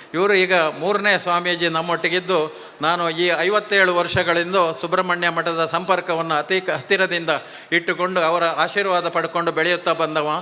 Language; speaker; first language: Kannada; non-native, local second language; Tulu